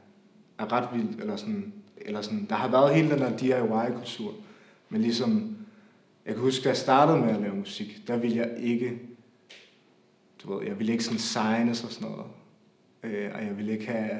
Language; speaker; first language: Danish; native; Danish